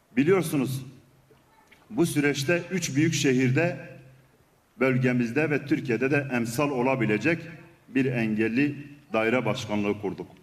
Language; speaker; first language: Turkish; non-native, local second language; Kurdish